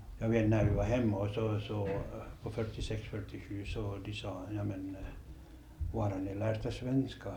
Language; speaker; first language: Swedish; native; Swedish